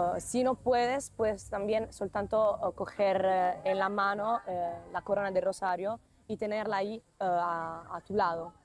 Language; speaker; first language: Spanish; non-native, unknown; Italian